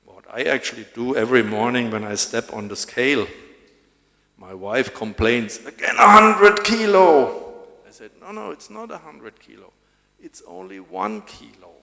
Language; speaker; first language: English; non-native, fluent; German